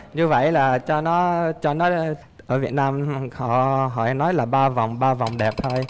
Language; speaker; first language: Vietnamese; early bilingual, heritage; Vietnamese